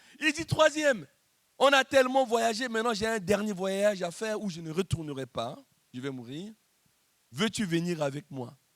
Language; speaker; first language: French; non-native, local second language; Lingala